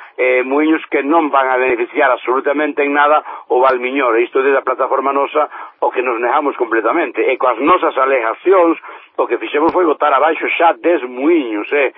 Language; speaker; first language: Galician; native; Galician